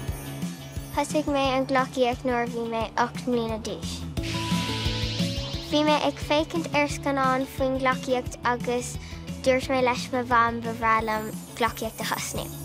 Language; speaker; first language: Irish; non-native, local second language; English